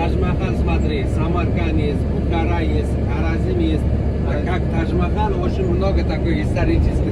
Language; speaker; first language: Russian; non-native, local second language; Uzbek